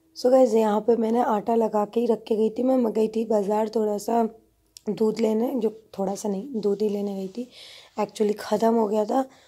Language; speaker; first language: Hindi; native; Hindi